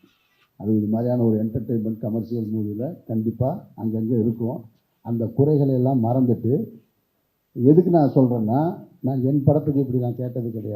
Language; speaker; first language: Tamil; native; Tamil